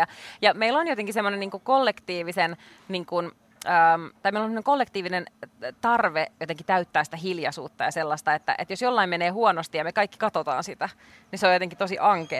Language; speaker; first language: Finnish; native; Finnish